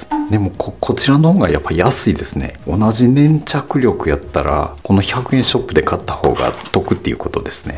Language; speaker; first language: Japanese; native; Japanese